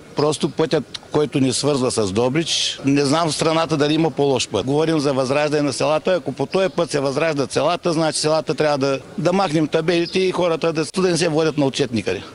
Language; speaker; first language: Bulgarian; native; Bulgarian